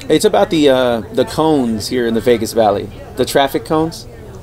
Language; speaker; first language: English; native; English